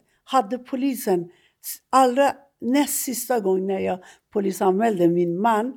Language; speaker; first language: Swedish; non-native, fluent; Persian